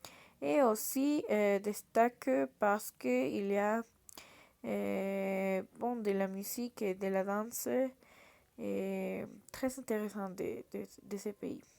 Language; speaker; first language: French; non-native, learner; Portuguese